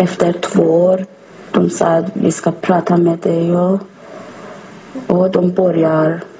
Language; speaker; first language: Swedish; non-native, learner; Persian